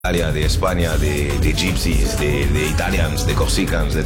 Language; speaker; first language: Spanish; non-native, learner; French